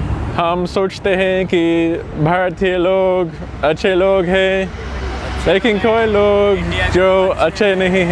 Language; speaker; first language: Hindi; non-native, learner; English